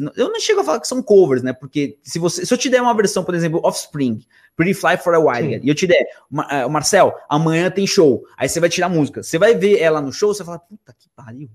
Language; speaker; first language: Portuguese; early bilingual, other home language; Spanish